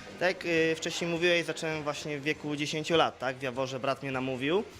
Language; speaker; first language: Polish; native; Polish